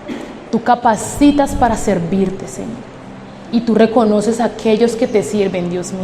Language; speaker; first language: Spanish; native; Spanish